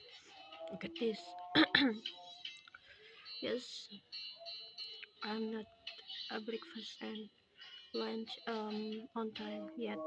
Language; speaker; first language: English; non-native, learner; Indonesian